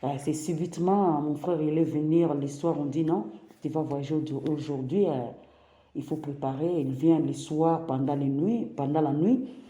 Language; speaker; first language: French; non-native, local second language; Lingala